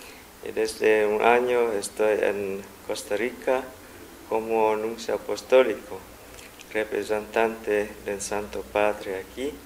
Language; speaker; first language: Spanish; non-native, fluent; Vietnamese